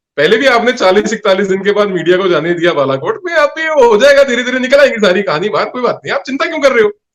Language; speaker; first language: Hindi; non-native, local second language; Punjabi